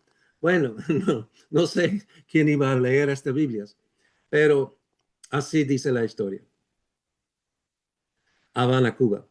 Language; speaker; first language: Spanish; non-native, fluent; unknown